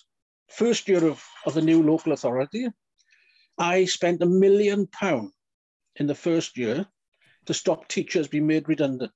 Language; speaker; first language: English; native; English